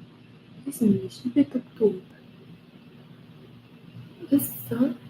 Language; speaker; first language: Arabic; non-native, learner; English